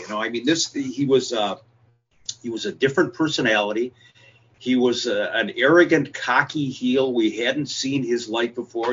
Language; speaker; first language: English; native; English